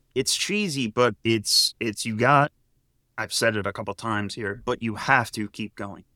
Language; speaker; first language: English; native; English